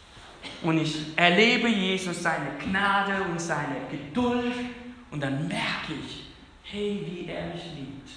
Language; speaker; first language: German; non-native, fluent; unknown